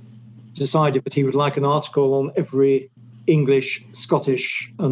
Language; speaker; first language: English; native; English